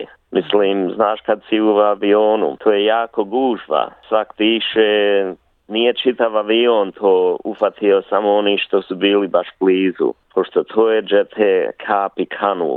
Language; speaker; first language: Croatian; early bilingual, heritage; Bosnian